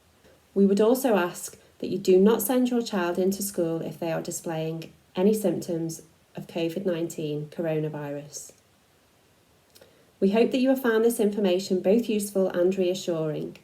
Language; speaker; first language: English; native; English